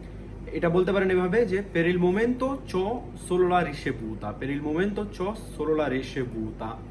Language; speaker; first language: Italian; non-native, fluent; Bangla